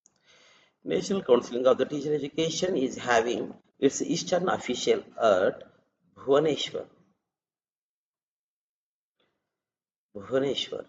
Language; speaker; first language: English; non-native, local second language; Telugu